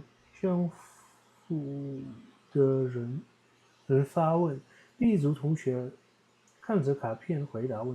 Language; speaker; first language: Chinese; non-native, learner; Dutch